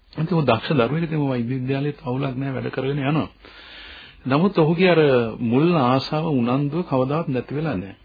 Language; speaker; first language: Sinhala; native; Sinhala